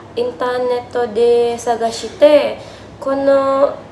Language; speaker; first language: Japanese; non-native, learner; Indonesian